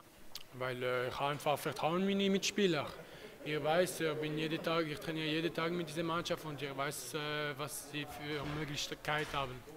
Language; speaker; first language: German; non-native, local second language; Italian